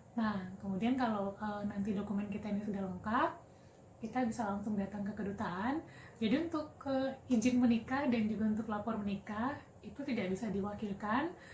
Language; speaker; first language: Indonesian; native; Indonesian